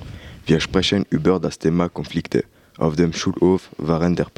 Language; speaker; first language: German; non-native, learner; French